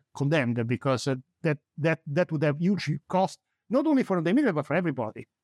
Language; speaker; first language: English; non-native, fluent; Italian